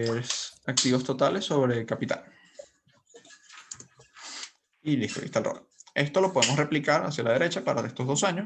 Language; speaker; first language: Spanish; native; Spanish